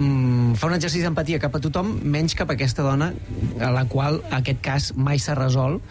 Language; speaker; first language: Catalan; native; Catalan